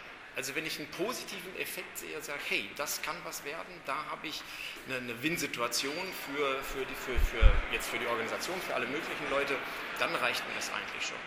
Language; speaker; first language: German; native; German